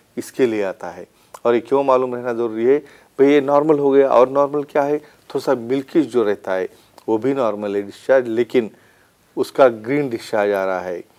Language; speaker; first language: Hindi; non-native, local second language; Marathi